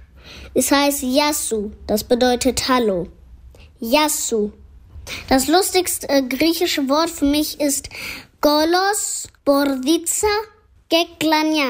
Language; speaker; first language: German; early bilingual, other home language; Greek